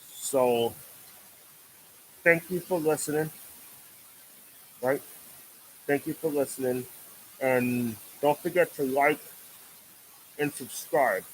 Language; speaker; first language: English; native; English